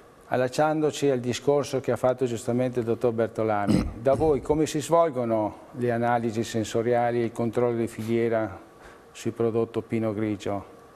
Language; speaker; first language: Italian; native; Italian